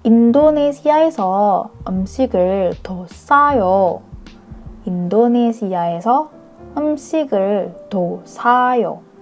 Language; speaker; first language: Korean; non-native, fluent; Indonesian